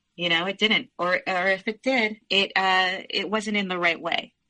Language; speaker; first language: English; early bilingual, other home language; Spanish